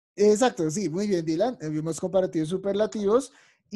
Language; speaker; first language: Spanish; native; Spanish